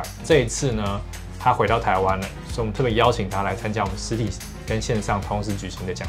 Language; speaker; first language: Chinese; native; Chinese